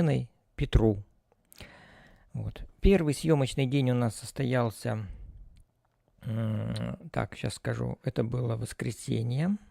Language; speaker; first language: Russian; native; Russian